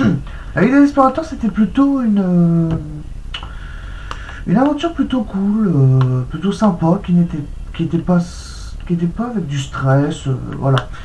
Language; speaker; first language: French; native; French